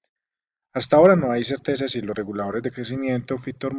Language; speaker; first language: Spanish; native; Spanish